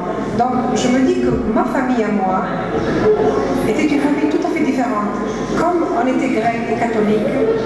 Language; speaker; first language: French; early bilingual, heritage; Greek